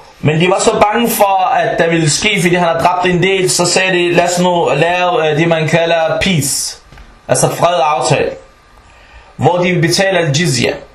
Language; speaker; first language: Danish; early bilingual, other home language; Arabic